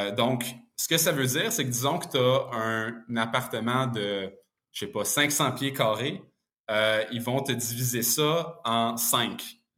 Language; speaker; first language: French; early bilingual, other home language; Bosnian